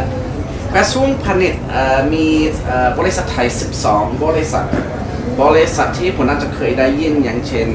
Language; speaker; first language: Thai; non-native, fluent; English